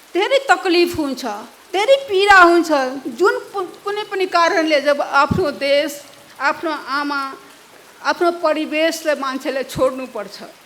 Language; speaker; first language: Nepali; non-native, local second language; Maithili